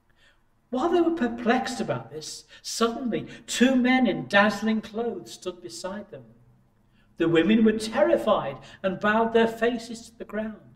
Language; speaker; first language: English; native; English